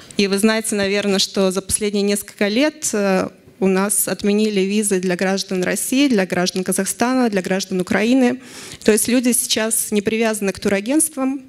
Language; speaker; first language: Russian; native; Russian